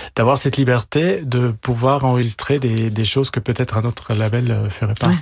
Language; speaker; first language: French; non-native, fluent; German